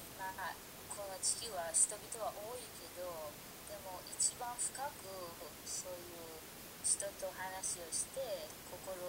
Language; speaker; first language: Japanese; non-native, fluent; Persian